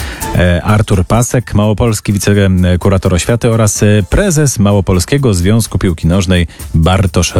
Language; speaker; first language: Polish; native; Polish